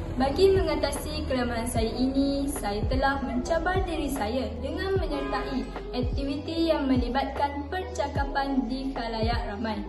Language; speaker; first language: Malay; native; Malay